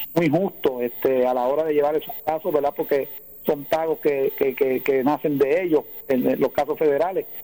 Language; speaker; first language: Spanish; native; Spanish